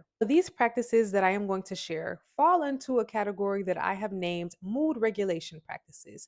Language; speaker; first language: English; native; English